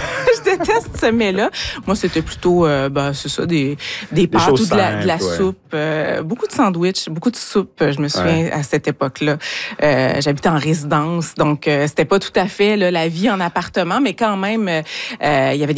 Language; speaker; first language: French; native; French